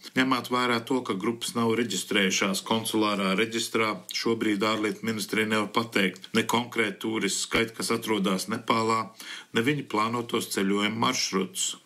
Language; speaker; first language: Latvian; early bilingual, heritage; Latvian